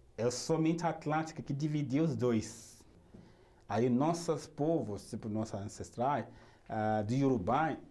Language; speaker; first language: Portuguese; non-native, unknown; Yoruba